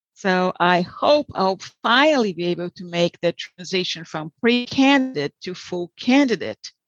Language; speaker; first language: English; non-native, fluent; Portuguese